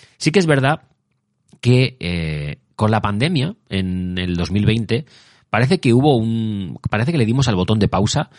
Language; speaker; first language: Spanish; native; Spanish